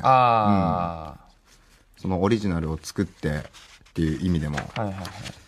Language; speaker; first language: Japanese; native; Japanese